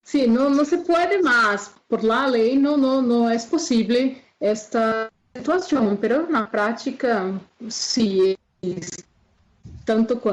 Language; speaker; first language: Spanish; non-native, fluent; Portuguese